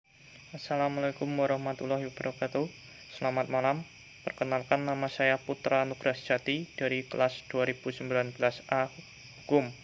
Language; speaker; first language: Indonesian; native; Indonesian